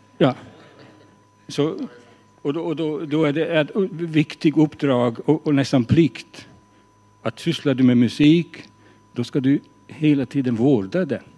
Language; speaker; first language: Swedish; non-native, fluent; Hungarian